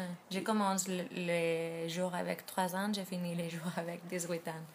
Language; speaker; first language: French; non-native, fluent; Spanish